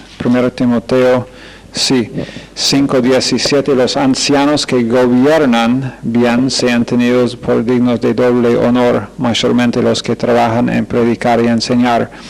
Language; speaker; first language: Spanish; non-native, fluent; English